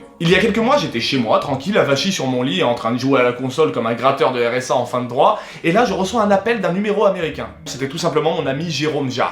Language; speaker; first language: French; native; French